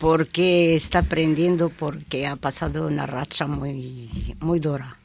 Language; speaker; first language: Spanish; non-native, learner; Arabic